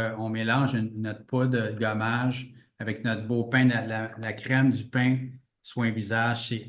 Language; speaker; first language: French; native; French